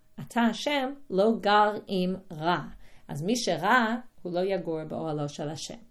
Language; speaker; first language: Hebrew; non-native, fluent; English